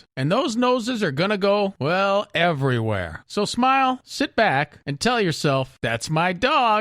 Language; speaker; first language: English; native; English